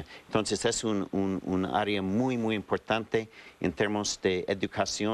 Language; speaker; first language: Spanish; non-native, fluent; English